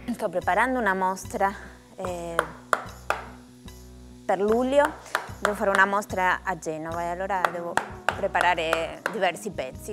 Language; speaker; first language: Italian; non-native, fluent; Spanish